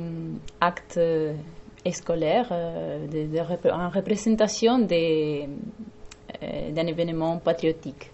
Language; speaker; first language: French; non-native, fluent; Spanish